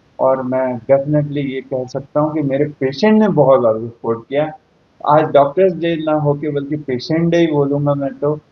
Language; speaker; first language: Hindi; native; Hindi